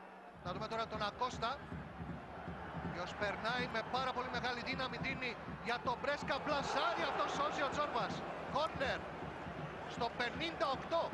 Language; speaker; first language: Greek; native; Greek